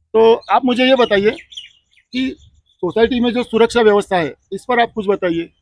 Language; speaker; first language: Hindi; non-native, local second language; Marathi